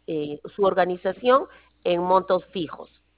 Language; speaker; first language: Spanish; native; Spanish